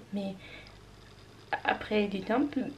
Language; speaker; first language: French; non-native, learner; Norwegian